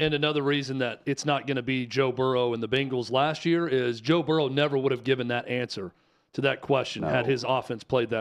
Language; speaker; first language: English; native; English